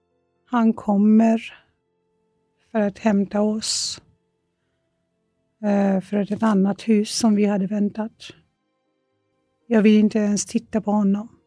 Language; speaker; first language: Swedish; non-native, fluent; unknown